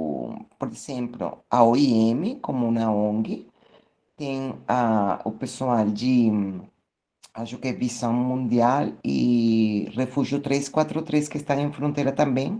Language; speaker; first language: Portuguese; non-native, fluent; Spanish